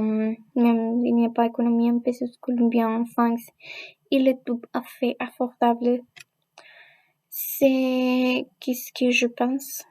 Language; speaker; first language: French; non-native, learner; Spanish